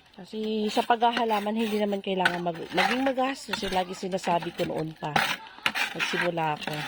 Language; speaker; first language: Filipino; native; Filipino